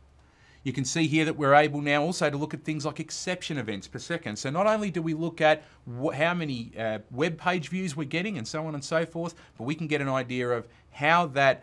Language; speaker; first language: English; native; English